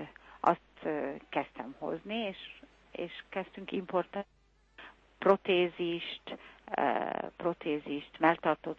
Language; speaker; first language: Hungarian; early bilingual, heritage; Hungarian